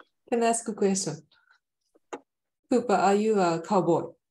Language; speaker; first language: English; non-native, fluent; Japanese